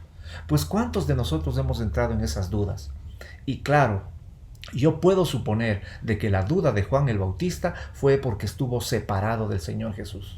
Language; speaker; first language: Spanish; native; Spanish